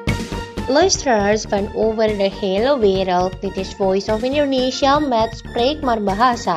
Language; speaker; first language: Dutch; non-native, learner; Indonesian